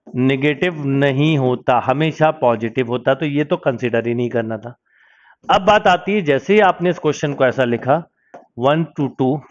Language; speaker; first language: Hindi; native; Hindi